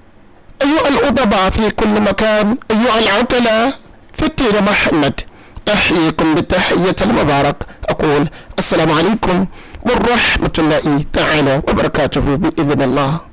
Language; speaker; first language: Arabic; non-native, learner; Yoruba